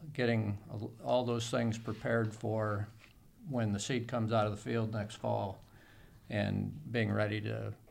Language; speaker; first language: English; native; English